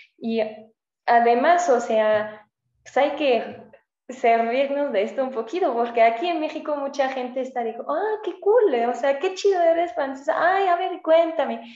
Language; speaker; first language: Spanish; non-native, fluent; French